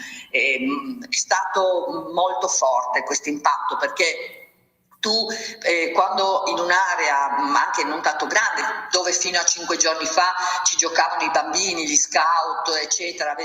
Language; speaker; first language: Italian; native; Italian